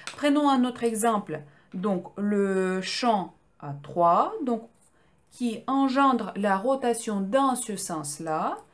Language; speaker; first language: French; non-native, fluent; Ukrainian